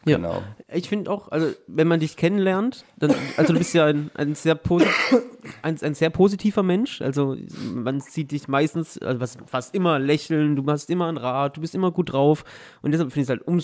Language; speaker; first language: German; native; German